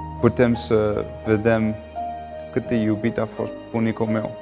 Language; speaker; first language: Romanian; non-native, fluent; English